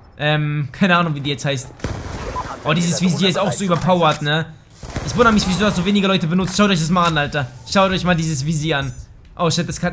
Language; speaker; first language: German; native; German